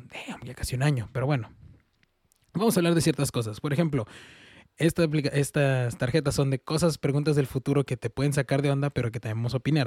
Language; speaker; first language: Spanish; early bilingual, heritage; Spanish